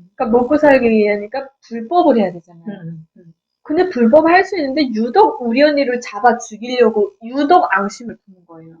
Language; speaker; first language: Korean; native; Korean